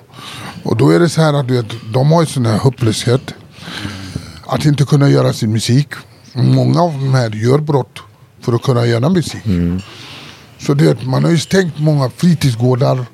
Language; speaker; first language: Swedish; early bilingual, other home language; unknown